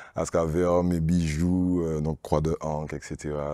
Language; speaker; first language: French; native; French